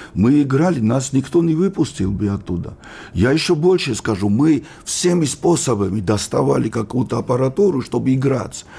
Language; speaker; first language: Russian; non-native, local second language; Georgian